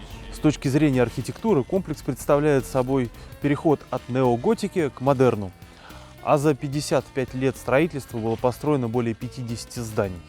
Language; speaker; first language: Russian; native; Russian